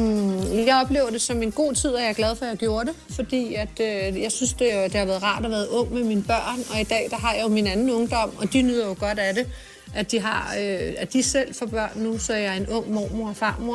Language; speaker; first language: Danish; native; Danish